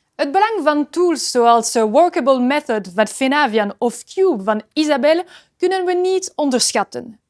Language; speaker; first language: Dutch; non-native, local second language; French